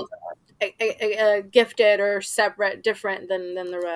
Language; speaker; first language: English; native; English